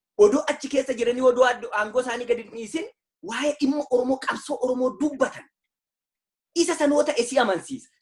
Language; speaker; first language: Oromo; native; Oromo